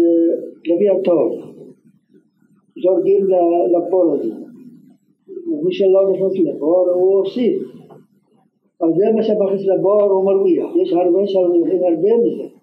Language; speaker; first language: Hebrew; non-native, fluent; Arabic